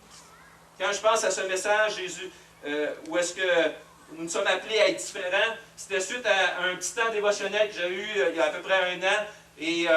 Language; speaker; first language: French; native; French